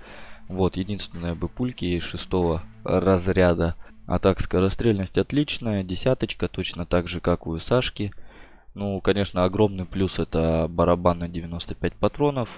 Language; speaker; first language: Russian; native; Russian